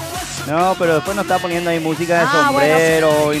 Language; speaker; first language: Spanish; native; Spanish